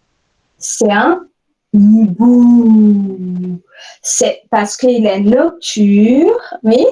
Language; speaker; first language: French; non-native, fluent; Portuguese